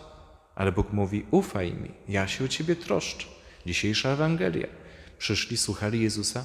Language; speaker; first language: Polish; native; Polish